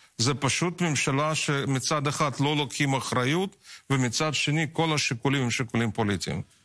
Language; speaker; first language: Hebrew; non-native, fluent; Russian